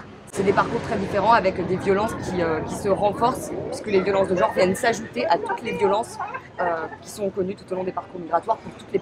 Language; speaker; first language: French; native; French